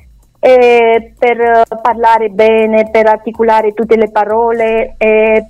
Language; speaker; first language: Italian; non-native, learner; Romanian